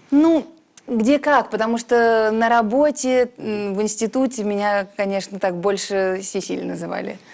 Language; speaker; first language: Russian; early bilingual, heritage; Russian